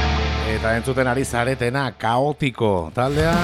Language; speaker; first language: Basque; native; Basque